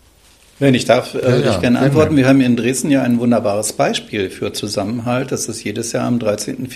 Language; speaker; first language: German; native; German